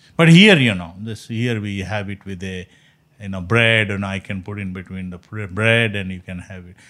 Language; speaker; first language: English; non-native, local second language; Konkani